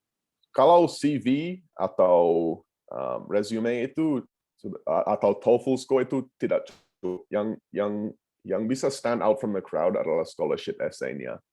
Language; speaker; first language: Indonesian; non-native, fluent; English